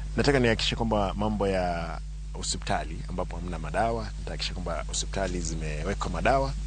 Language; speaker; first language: Swahili; non-native, local second language; Gusii